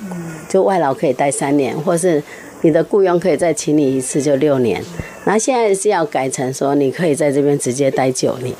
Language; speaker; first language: Chinese; native; Chinese